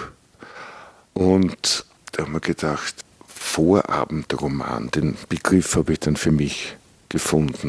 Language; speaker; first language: German; native; German